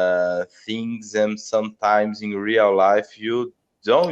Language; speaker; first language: English; non-native, learner; Portuguese